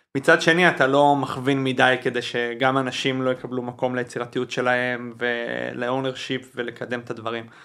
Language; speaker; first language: Hebrew; native; Hebrew